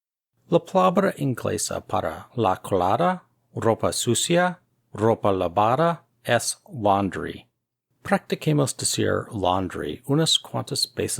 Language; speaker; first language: Spanish; non-native, fluent; English